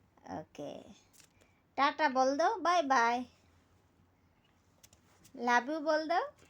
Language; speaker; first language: Hindi; non-native, local second language; Bangla